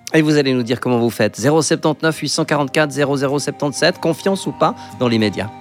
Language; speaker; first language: French; native; French